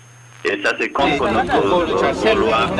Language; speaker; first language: French; non-native, fluent; Persian